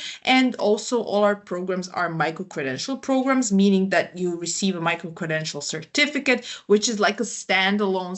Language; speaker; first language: English; non-native, fluent; Croatian